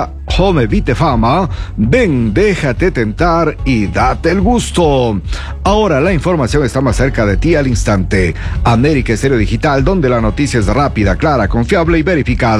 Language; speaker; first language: Spanish; native; Spanish